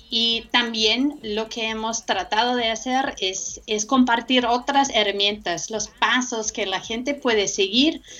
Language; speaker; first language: Spanish; non-native, fluent; English